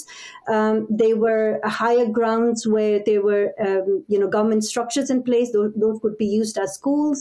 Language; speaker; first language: English; non-native, local second language; Pashto